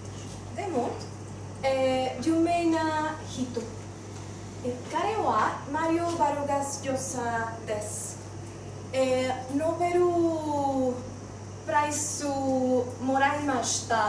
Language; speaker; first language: Japanese; non-native, learner; Spanish